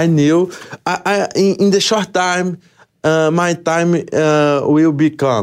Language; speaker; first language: English; non-native, learner; Portuguese